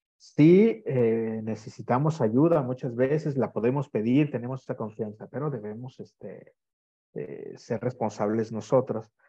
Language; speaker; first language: Spanish; native; Spanish